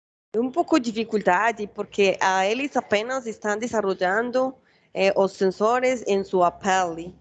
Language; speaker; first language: Portuguese; non-native, learner; Spanish